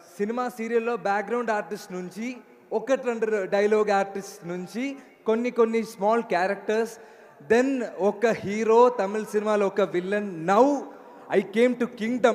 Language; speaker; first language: Telugu; non-native, learner; Malayalam